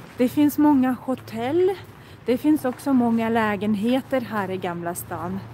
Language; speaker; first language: Swedish; non-native, fluent; Russian